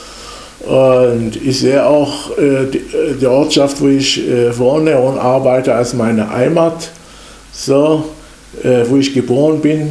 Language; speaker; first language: German; non-native, fluent; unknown